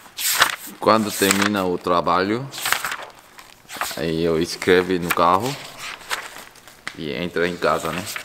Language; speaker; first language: Portuguese; non-native, learner; Korean